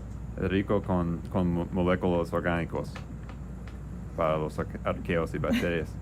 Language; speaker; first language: Spanish; non-native, learner; English